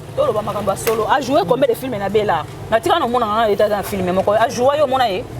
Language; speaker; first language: Lingala; native; Lingala